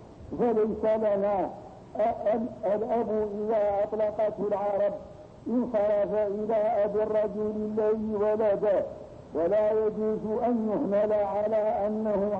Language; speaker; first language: Arabic; native; Arabic